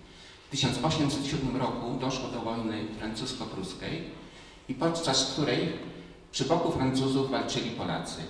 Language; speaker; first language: Polish; native; Polish